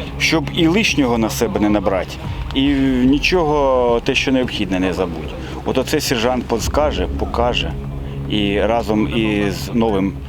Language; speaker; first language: Ukrainian; native; Ukrainian